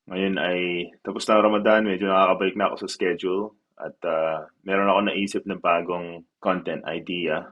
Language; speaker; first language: Filipino; early bilingual, heritage; Filipino